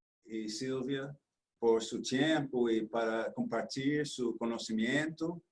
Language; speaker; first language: Spanish; non-native, fluent; Portuguese